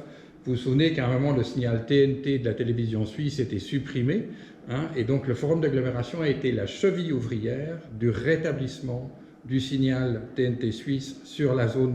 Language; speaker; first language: French; native; French